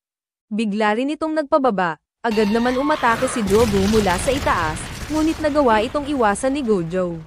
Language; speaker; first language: Filipino; native; Filipino